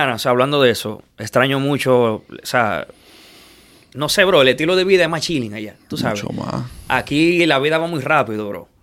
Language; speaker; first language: Spanish; native; Spanish